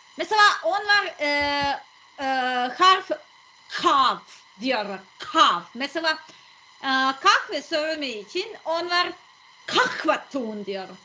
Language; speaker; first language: Turkish; non-native, learner; Serbian